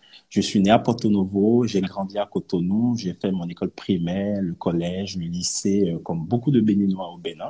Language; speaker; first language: French; non-native, local second language; Yoruba